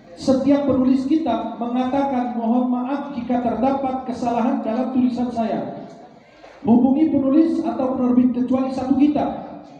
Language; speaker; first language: Indonesian; non-native, fluent; Arabic